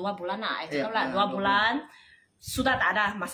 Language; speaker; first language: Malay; non-native, local second language; Chinese